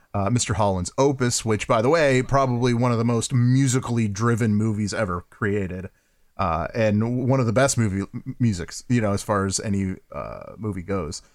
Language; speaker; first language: English; native; English